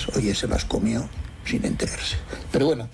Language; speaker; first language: Spanish; native; Spanish